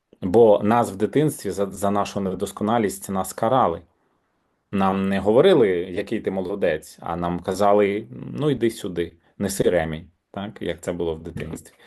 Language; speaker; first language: Ukrainian; native; Ukrainian